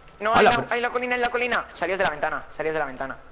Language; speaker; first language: Spanish; native; Spanish